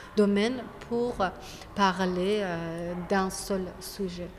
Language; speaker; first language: French; non-native, fluent; Persian